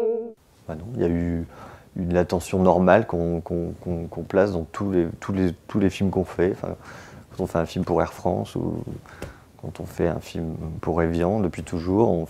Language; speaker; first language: French; native; French